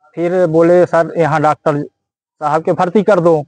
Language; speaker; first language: Hindi; native; Hindi